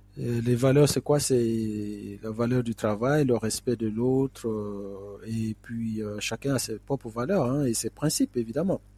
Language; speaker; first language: French; non-native, local second language; Fula